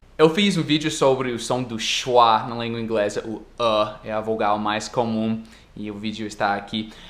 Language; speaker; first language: Portuguese; non-native, fluent; English